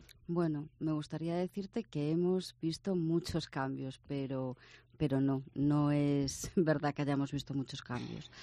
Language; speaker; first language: Spanish; native; Spanish